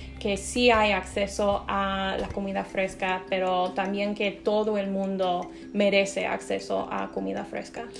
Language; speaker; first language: Spanish; non-native, fluent; English